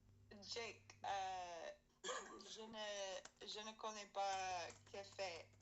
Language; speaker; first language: French; non-native, learner; English